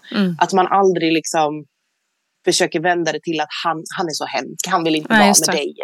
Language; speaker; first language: Swedish; native; Swedish